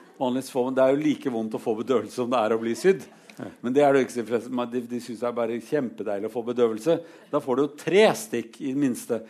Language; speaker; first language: Norwegian; native; Norwegian